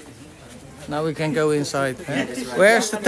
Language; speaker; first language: English; non-native, learner; Dutch